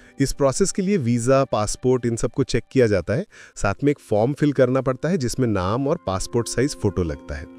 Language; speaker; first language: Hindi; non-native, fluent; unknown